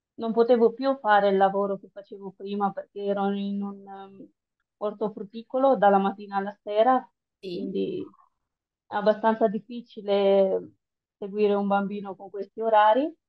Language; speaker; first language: Italian; non-native, fluent; Romanian